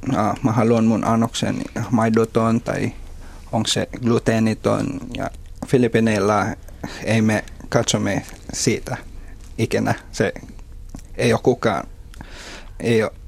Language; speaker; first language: Finnish; non-native, fluent; Filipino